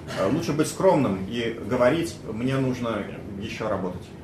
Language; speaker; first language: Russian; native; Russian